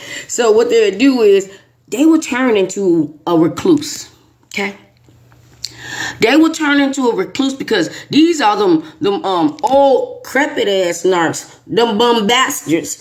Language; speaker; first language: English; native; English